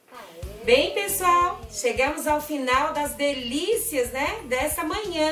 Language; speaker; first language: Portuguese; native; Portuguese